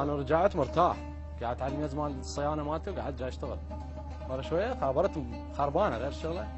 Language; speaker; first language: Arabic; native; Arabic